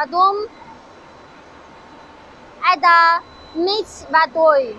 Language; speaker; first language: Russian; non-native, learner; Chinese